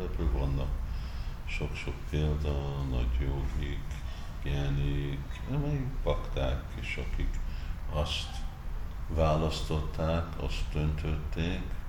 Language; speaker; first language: Hungarian; early bilingual, heritage; Hungarian